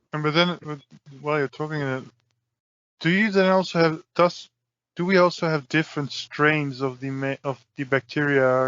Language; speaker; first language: English; non-native, fluent; Dutch